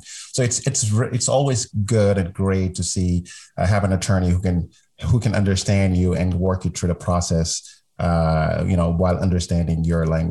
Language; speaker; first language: English; non-native, fluent; French